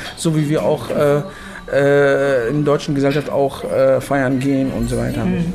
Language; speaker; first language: German; non-native, fluent; Arabic